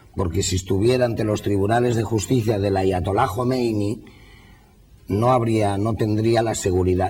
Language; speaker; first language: Spanish; non-native, local second language; Catalan